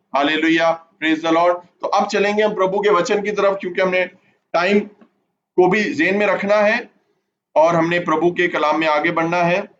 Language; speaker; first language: Urdu; non-native, local second language; Punjabi